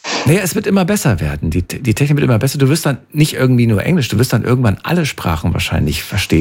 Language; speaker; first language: German; native; German